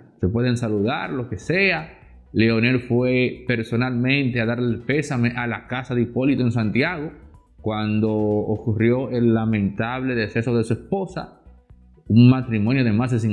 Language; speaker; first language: Spanish; native; Spanish